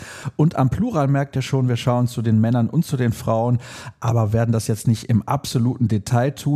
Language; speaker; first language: German; native; German